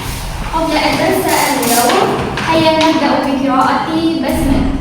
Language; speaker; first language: Arabic; non-native, learner; Indonesian